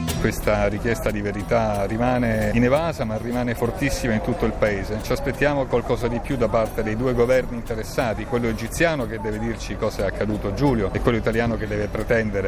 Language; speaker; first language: Italian; native; Italian